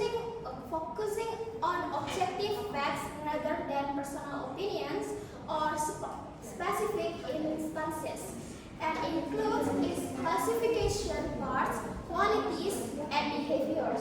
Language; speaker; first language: English; non-native, learner; Indonesian